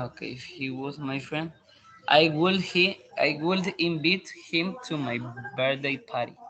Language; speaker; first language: English; non-native, learner; Spanish